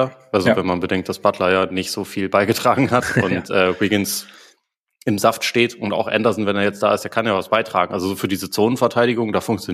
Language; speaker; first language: German; native; German